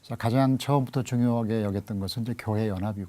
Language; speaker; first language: Korean; native; Korean